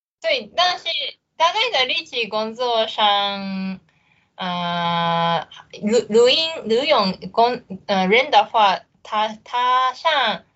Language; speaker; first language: Chinese; non-native, learner; Japanese